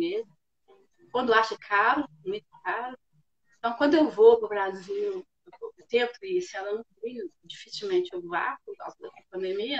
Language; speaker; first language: Portuguese; native; Portuguese